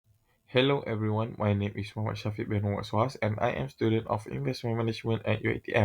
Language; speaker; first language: English; non-native, local second language; Malay